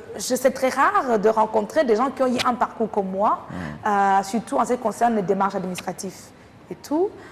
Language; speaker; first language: French; non-native, local second language; Kinyarwanda